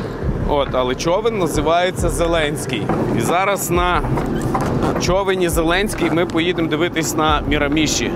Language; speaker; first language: Ukrainian; native; Ukrainian